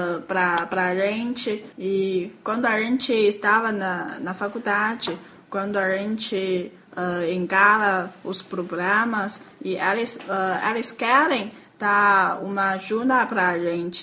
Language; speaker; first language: Portuguese; non-native, learner; Chinese